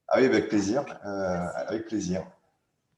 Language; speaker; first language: French; native; French